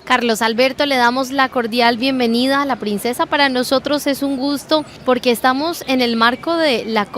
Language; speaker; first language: Spanish; native; Spanish